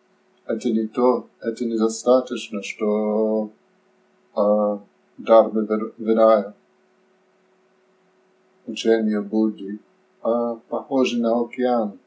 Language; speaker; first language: Russian; non-native, fluent; English